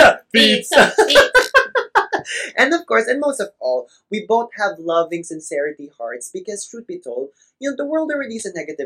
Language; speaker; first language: English; non-native, local second language; Filipino